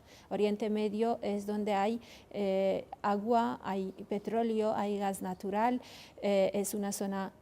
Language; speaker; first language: Spanish; non-native, fluent; Kurdish